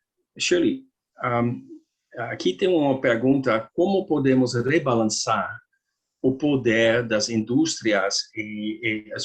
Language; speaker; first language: Portuguese; non-native, learner; Dutch